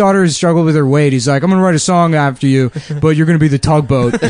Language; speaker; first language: English; native; English